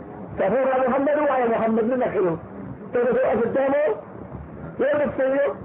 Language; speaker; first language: Arabic; native; Arabic